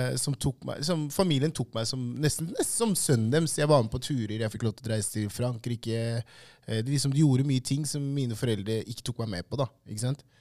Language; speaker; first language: Norwegian; early bilingual, other home language; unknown